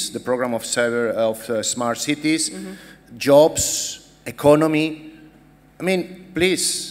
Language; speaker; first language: English; non-native, fluent; Spanish